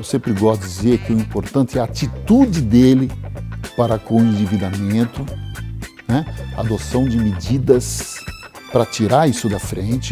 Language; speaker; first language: Portuguese; native; Portuguese